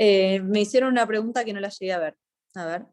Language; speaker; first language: Spanish; native; Spanish